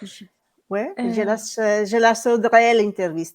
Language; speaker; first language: French; non-native, fluent; Italian